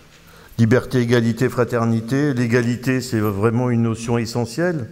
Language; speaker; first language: French; native; French